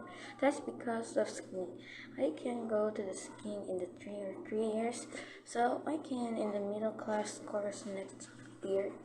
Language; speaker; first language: English; non-native, learner; Korean